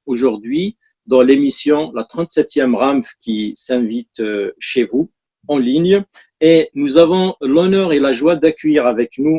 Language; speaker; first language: French; native; French